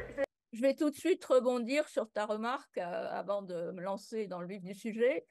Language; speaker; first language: French; native; French